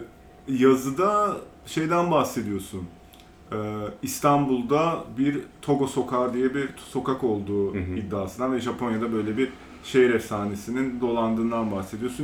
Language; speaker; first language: Turkish; native; Turkish